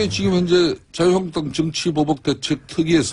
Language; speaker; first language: Korean; native; Korean